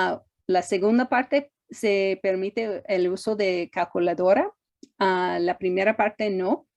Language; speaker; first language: Spanish; non-native, fluent; English